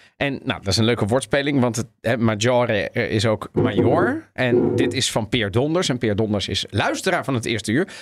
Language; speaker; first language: Dutch; native; Dutch